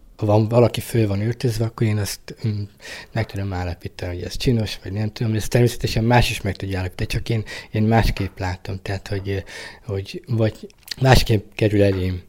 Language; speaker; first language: Hungarian; native; Hungarian